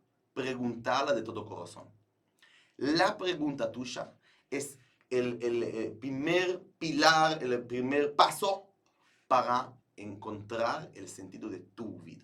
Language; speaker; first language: Spanish; non-native, fluent; Hebrew